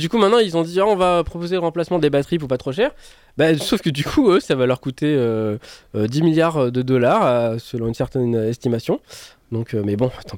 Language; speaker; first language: French; native; French